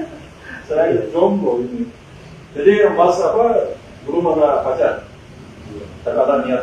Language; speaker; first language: Indonesian; non-native, fluent; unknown